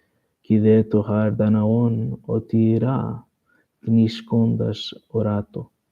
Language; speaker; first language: Greek; non-native, learner; Portuguese